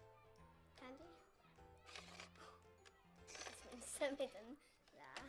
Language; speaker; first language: Welsh; non-native, local second language; English